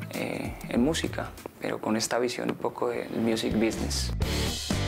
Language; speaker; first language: Spanish; native; Spanish